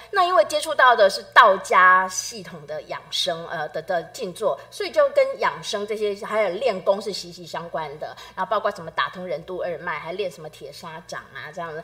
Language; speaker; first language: Chinese; native; Chinese